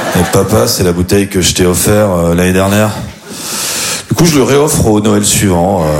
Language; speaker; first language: French; native; French